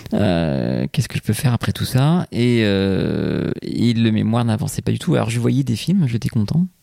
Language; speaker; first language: French; native; French